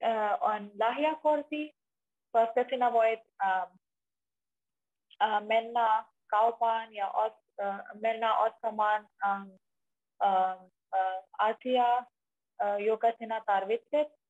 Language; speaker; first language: Finnish; non-native, learner; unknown